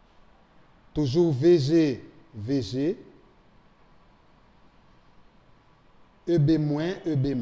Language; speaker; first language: French; non-native, local second language; Haitian Creole